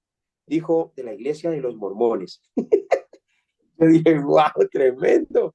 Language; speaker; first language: Spanish; native; Spanish